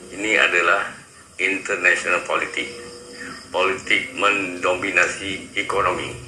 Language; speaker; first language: Malay; native; Malay